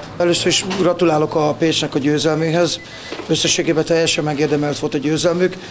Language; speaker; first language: Hungarian; native; Hungarian